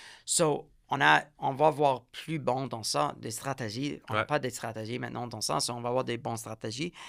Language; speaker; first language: French; non-native, learner; English